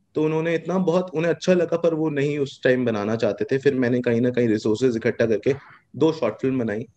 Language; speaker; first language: Hindi; native; Hindi